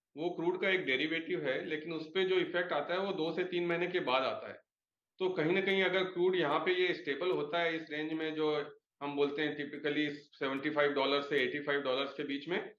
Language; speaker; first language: Hindi; native; Hindi